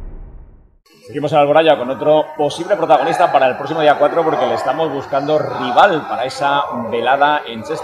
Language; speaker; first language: Spanish; native; Spanish